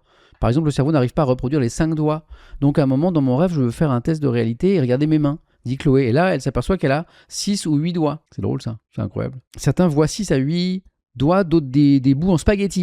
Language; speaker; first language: French; native; French